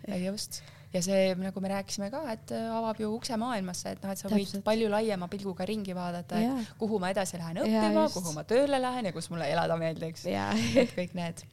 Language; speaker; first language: Estonian; native; Estonian